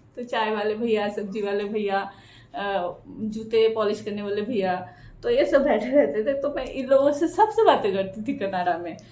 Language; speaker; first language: Hindi; non-native, local second language; Bangla